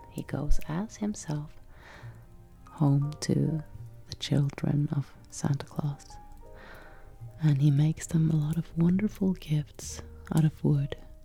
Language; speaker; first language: English; non-native, fluent; Norwegian